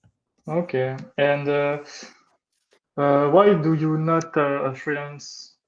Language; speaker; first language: English; non-native, learner; French